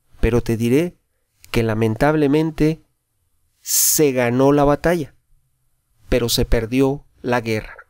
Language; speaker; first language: Spanish; native; Spanish